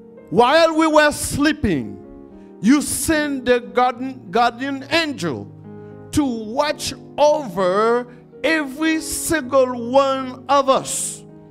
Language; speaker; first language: English; non-native, fluent; Haitian Creole